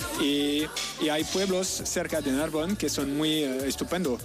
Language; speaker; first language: Spanish; non-native, learner; French